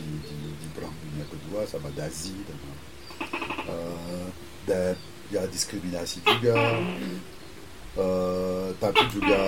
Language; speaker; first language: Indonesian; non-native, fluent; French